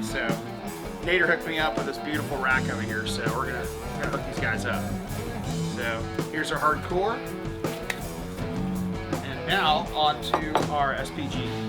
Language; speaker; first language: English; native; English